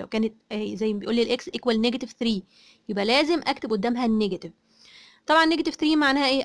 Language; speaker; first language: Arabic; native; Arabic